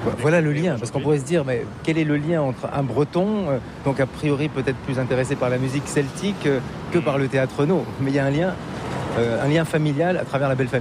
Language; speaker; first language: French; native; French